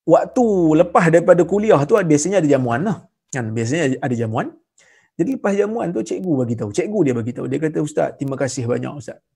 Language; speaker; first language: Malay; native; Malay